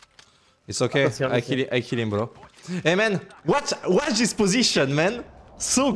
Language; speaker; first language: English; non-native, learner; French